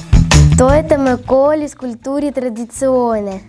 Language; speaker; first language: Estonian; non-native, local second language; Russian